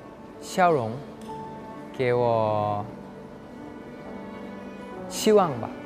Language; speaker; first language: Chinese; non-native, fluent; Thai